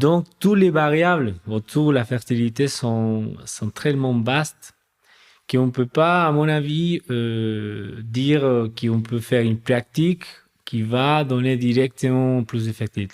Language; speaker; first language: French; non-native, fluent; Spanish